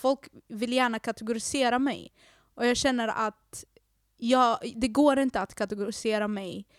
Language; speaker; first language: Swedish; native; Swedish